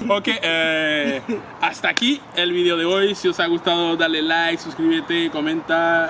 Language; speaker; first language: Spanish; non-native, fluent; Haitian Creole